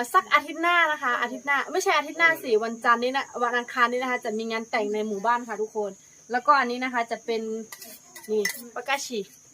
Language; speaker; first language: Thai; non-native, local second language; Karen languages